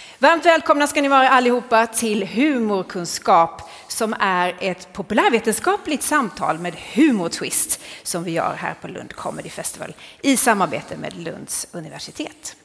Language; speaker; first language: Swedish; native; Swedish